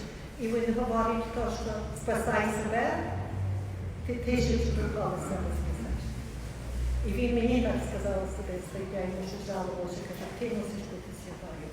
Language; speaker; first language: Ukrainian; early bilingual, heritage; Ukrainian